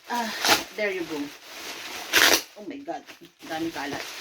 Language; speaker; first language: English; non-native, local second language; Filipino